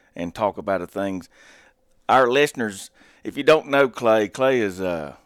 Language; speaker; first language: English; native; English